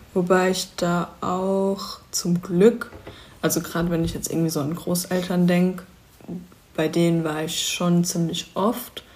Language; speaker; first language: German; native; German